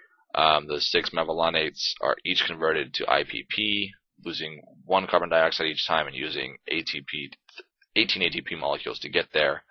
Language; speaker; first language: English; native; English